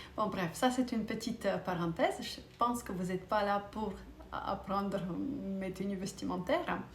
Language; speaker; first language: French; non-native, fluent; Russian